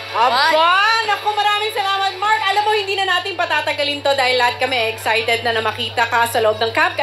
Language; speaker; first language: Filipino; native; Filipino